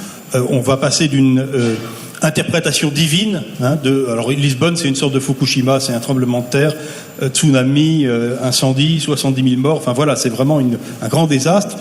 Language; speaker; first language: French; native; French